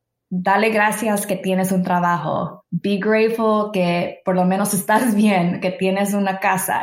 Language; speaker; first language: Spanish; early bilingual, heritage; Spanish